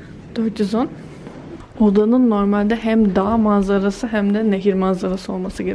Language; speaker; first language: Turkish; native; Turkish